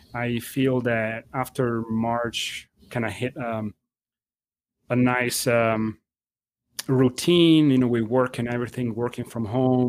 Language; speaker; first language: English; non-native, fluent; Italian